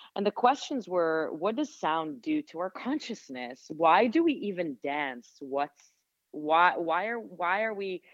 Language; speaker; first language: English; non-native, fluent; Hebrew